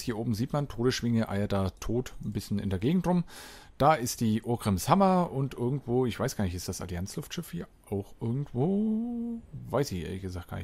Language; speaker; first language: German; native; German